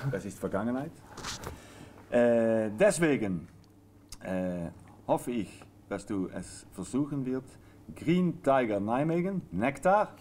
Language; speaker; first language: German; non-native, learner; Dutch